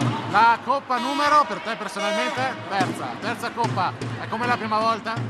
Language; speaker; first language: Italian; native; Italian